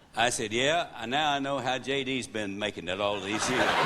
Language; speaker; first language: English; native; English